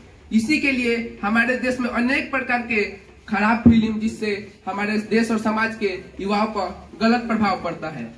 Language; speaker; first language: Hindi; native; Hindi